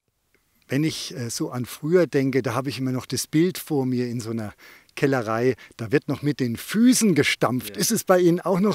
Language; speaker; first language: German; native; German